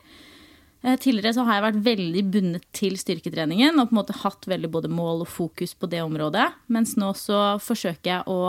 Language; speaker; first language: Norwegian; native; Norwegian